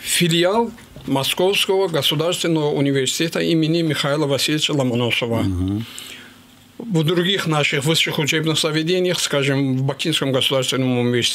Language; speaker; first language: Russian; non-native, local second language; Azerbaijani